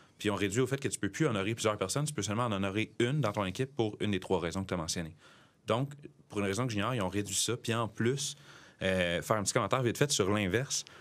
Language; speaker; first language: French; native; French